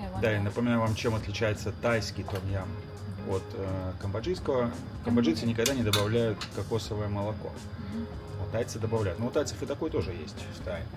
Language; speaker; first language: Russian; native; Russian